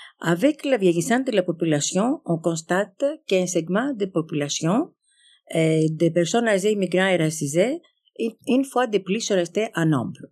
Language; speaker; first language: French; non-native, fluent; Greek